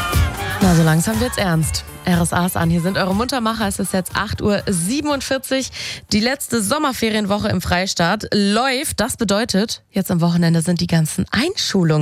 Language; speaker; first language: German; native; German